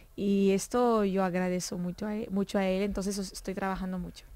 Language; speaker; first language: Spanish; non-native, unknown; Portuguese